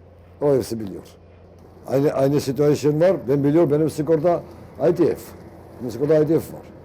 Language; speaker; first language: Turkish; non-native, learner; Georgian